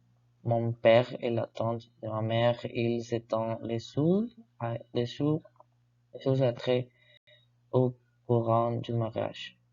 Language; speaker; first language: French; non-native, learner; Spanish